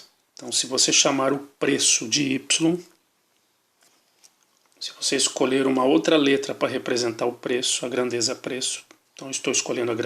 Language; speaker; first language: Portuguese; native; Portuguese